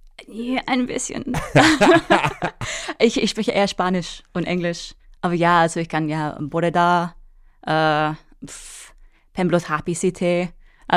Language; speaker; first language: German; non-native, fluent; English